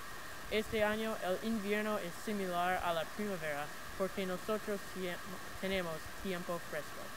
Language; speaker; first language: Spanish; non-native, learner; English